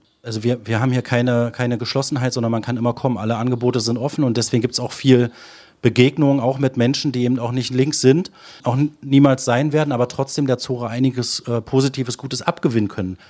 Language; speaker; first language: German; native; German